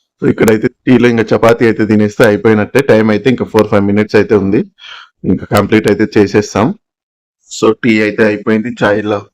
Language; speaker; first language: Telugu; non-native, local second language; Urdu